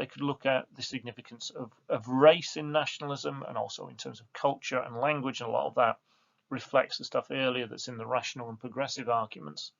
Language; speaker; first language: English; native; English